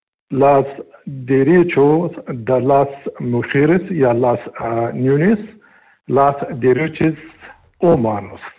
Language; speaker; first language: Spanish; non-native, learner; Pashto